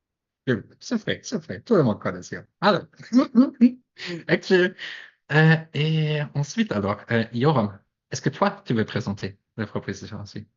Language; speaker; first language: French; non-native, fluent; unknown